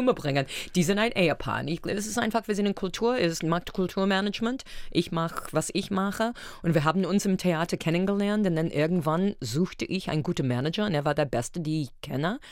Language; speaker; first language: German; non-native, fluent; English